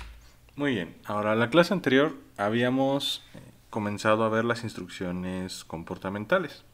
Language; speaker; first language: Spanish; native; Spanish